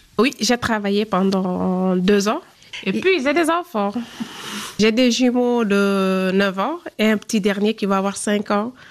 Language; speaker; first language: French; non-native, fluent; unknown